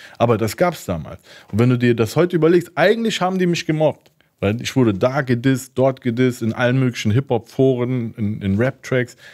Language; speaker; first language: German; early bilingual, other home language; Turkish